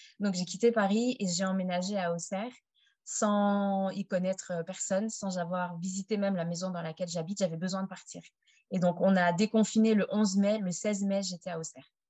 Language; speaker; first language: French; native; French